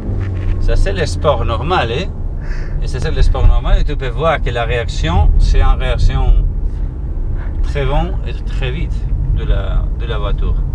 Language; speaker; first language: French; non-native, learner; Spanish